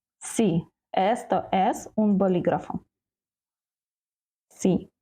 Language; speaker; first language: Spanish; non-native, fluent; Ukrainian